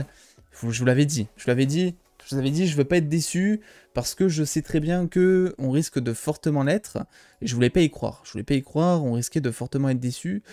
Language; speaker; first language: French; native; French